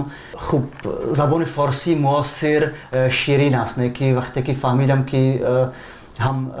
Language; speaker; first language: Persian; non-native, fluent; Slovak